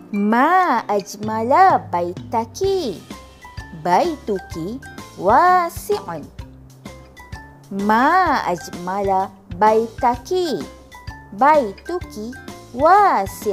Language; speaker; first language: Arabic; non-native, fluent; Malay